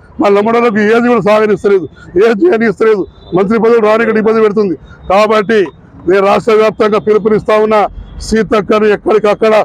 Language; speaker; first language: Telugu; non-native, local second language; Lambadi